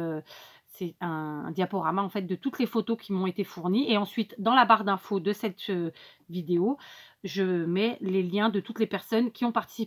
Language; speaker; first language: French; native; French